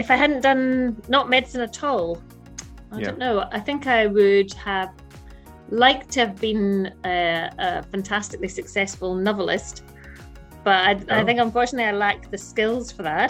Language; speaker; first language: English; native; English